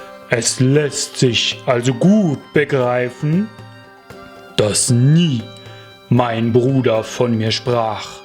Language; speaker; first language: German; native; German